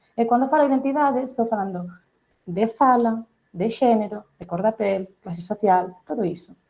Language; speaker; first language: Galician; early bilingual, heritage; Catalan